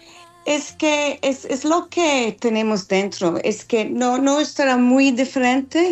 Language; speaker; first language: Spanish; non-native, learner; English